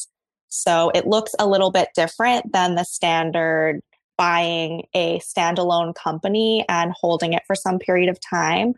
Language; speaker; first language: English; native; English